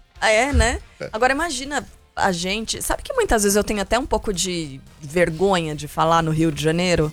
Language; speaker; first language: Portuguese; native; Portuguese